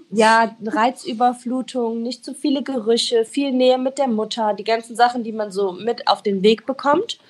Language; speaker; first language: German; native; German